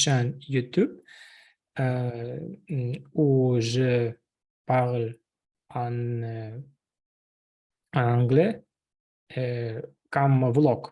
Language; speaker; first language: French; non-native, learner; Russian